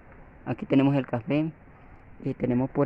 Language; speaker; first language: Spanish; native; Spanish